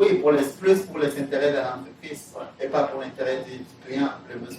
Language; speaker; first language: French; native; French